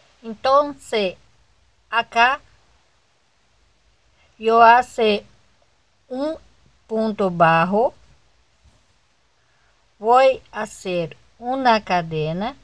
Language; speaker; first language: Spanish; non-native, learner; Portuguese